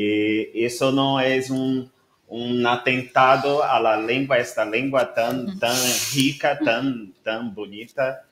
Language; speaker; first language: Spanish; non-native, learner; Portuguese